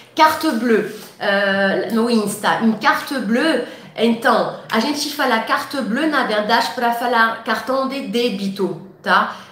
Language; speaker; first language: Portuguese; non-native, fluent; French